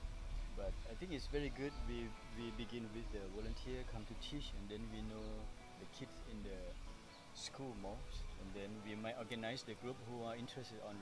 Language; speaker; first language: English; non-native, fluent; Thai